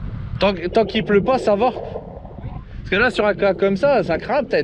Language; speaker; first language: French; native; French